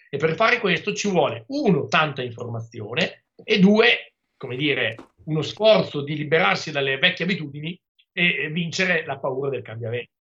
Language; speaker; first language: Italian; native; Italian